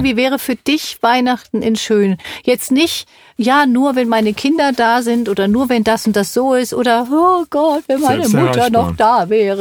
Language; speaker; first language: German; native; German